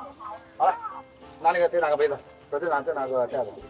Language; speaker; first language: Chinese; native; Chinese